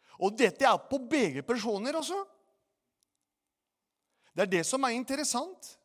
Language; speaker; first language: Norwegian; non-native, fluent; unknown